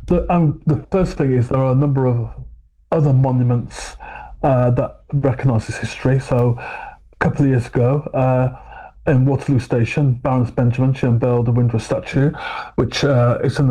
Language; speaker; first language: English; native; English